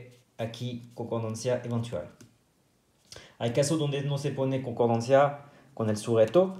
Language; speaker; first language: Spanish; non-native, fluent; French